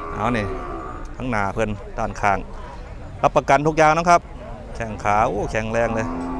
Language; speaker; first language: Thai; native; Thai